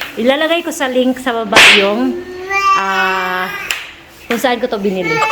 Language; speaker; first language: Filipino; non-native, local second language; Cebuano